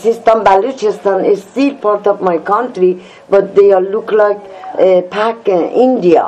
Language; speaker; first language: English; non-native, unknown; Persian